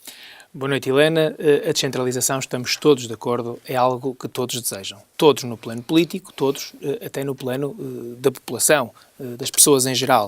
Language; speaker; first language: Portuguese; native; Portuguese